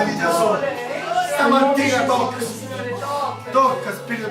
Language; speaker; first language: Italian; native; Italian